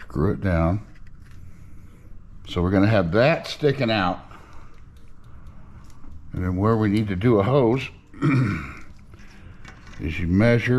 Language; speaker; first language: English; native; English